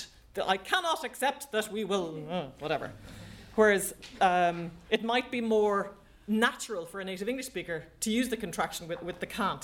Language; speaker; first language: English; native; English